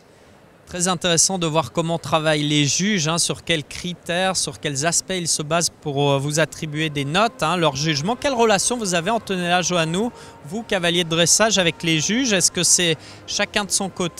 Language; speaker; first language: French; native; French